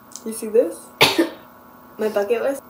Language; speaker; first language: English; native; English